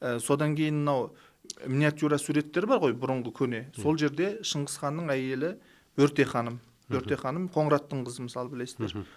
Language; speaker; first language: Kazakh; early bilingual, heritage; Kazakh